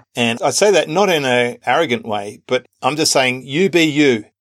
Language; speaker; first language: English; native; English